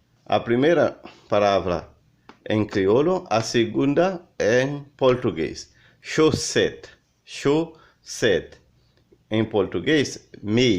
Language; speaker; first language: Portuguese; non-native, learner; Haitian Creole